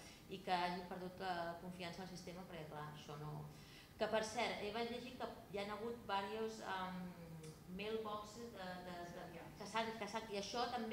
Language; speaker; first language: Catalan; native; Catalan